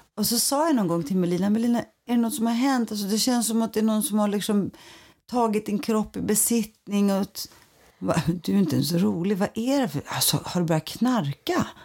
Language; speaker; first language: Swedish; early bilingual, other home language; Greek